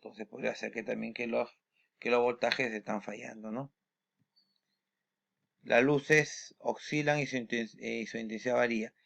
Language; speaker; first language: Spanish; native; Spanish